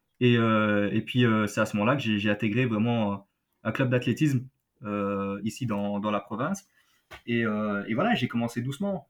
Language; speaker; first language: French; native; French